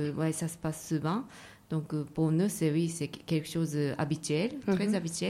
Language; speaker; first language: French; non-native, fluent; Japanese